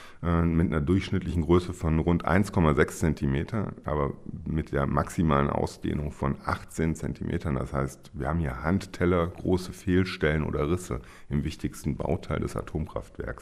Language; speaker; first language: German; native; German